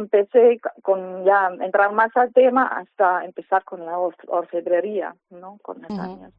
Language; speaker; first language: Spanish; non-native, fluent; German